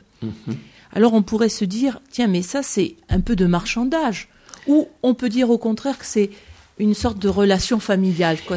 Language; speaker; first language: French; native; French